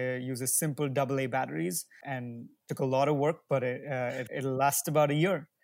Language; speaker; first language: English; non-native, local second language; Hindi